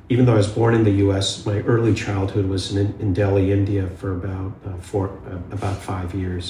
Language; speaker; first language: English; early bilingual, other home language; Hindi